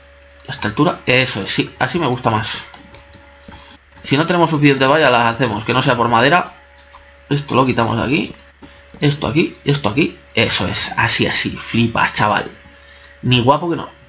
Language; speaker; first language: Spanish; native; Spanish